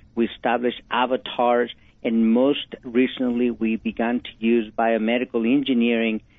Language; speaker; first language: English; non-native, fluent; Spanish